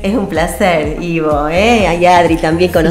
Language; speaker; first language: Spanish; native; Spanish